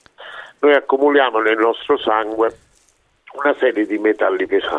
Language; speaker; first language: Italian; native; Italian